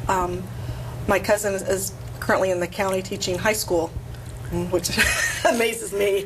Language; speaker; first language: English; native; English